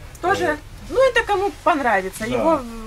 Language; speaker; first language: Russian; native; Russian